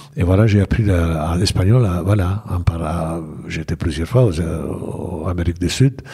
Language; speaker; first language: French; non-native, fluent; Bosnian